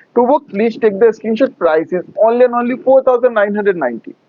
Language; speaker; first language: Hindi; non-native, local second language; Bangla